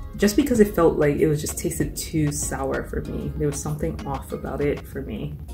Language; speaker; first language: English; native; English